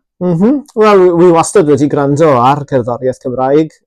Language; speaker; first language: Welsh; native; Welsh